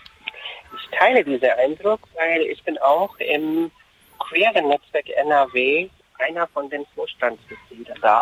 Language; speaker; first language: German; non-native, fluent; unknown